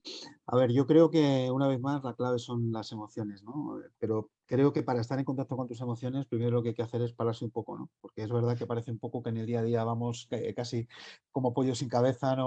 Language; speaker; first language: Spanish; native; Spanish